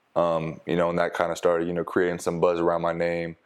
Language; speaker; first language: English; native; English